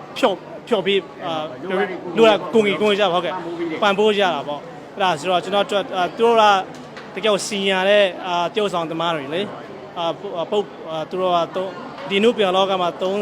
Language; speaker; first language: Burmese; non-native, local second language; Tedim Chin